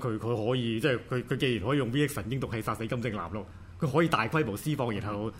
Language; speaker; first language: Cantonese; native; Cantonese